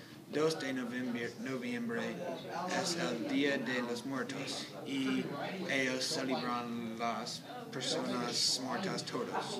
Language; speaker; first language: Spanish; non-native, learner; English